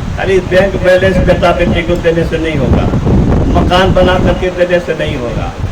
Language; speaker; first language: Hindi; native; Hindi